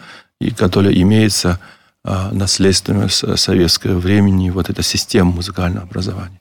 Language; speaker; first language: Russian; non-native, learner; Chinese